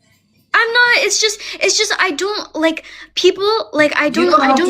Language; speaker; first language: English; early bilingual, other home language; Amharic